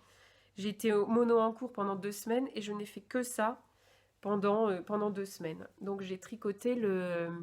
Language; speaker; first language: French; native; French